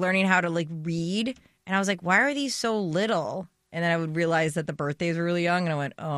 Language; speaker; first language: English; native; English